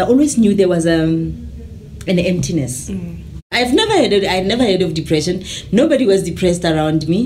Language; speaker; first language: English; non-native, local second language; Tswana